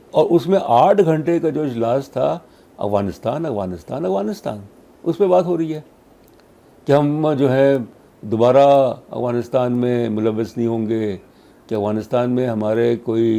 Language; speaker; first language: Urdu; native; Urdu